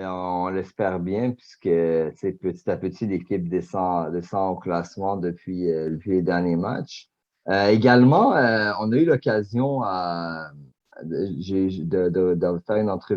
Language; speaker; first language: French; native; French